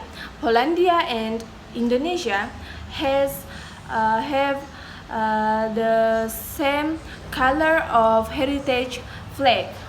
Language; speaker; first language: English; non-native, learner; Indonesian